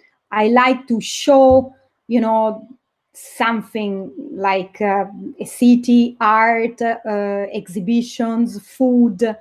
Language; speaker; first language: English; non-native, fluent; Italian